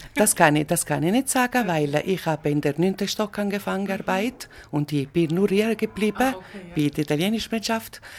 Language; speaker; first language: German; non-native, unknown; Italian